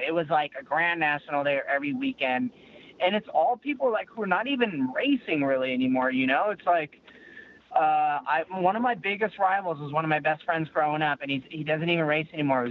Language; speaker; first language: English; native; English